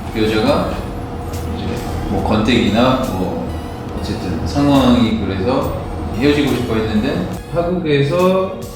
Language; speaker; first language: Korean; non-native, fluent; French